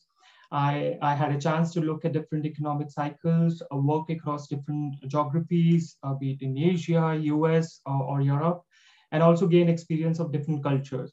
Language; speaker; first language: English; non-native, local second language; Hindi